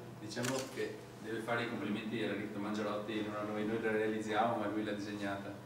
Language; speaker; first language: Italian; native; Italian